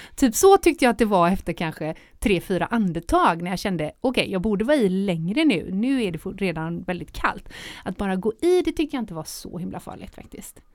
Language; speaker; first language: Swedish; native; Swedish